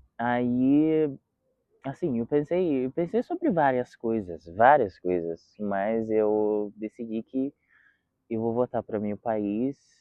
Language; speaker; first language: Portuguese; non-native, fluent; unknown